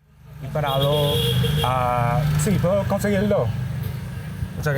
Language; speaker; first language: Spanish; non-native, learner; English